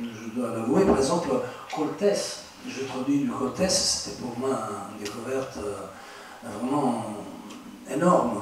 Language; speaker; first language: French; non-native, fluent; Italian